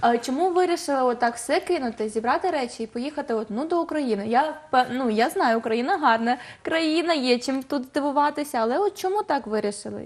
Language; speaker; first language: Ukrainian; native; Ukrainian